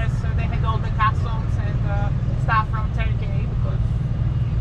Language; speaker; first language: English; non-native, fluent; Greek